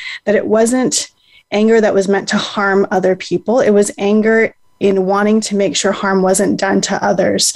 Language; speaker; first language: English; native; English